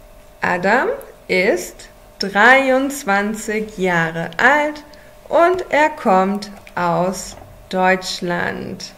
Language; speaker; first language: German; non-native, fluent; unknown